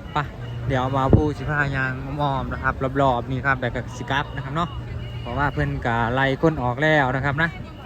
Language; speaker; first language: Thai; non-native, local second language; Lao